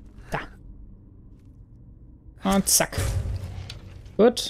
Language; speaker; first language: German; native; German